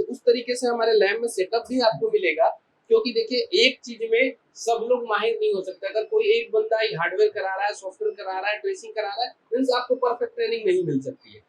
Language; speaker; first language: Hindi; native; Hindi